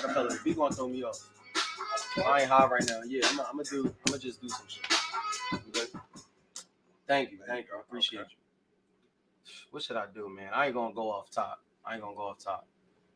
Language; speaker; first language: English; native; English